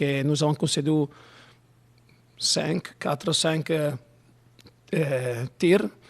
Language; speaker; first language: French; non-native, learner; Italian